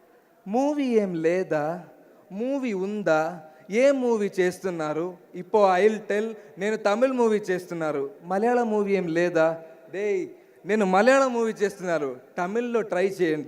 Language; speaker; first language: Telugu; non-native, learner; Malayalam